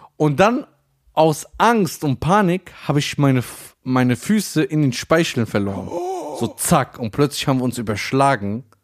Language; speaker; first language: German; early bilingual, other home language; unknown